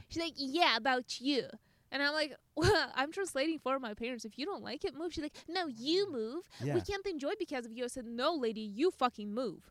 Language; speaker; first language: English; non-native, fluent; Russian